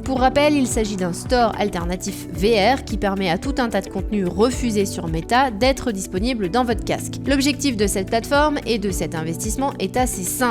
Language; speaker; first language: French; native; French